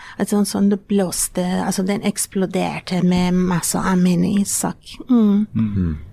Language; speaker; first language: Norwegian; non-native, fluent; Persian